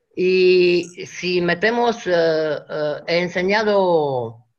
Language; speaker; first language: Spanish; non-native, fluent; Romanian